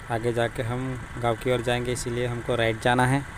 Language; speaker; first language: Hindi; non-native, local second language; Gujarati